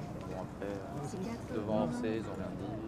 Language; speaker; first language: French; native; French